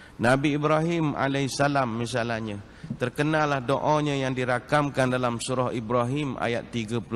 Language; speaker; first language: Malay; native; Malay